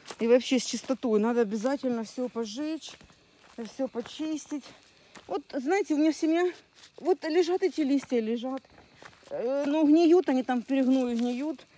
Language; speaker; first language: Russian; native; Russian